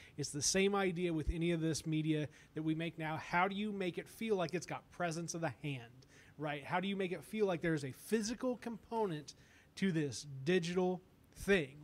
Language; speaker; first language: English; native; English